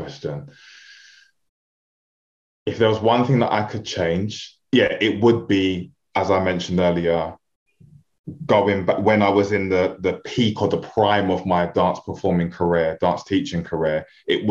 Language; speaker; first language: English; native; English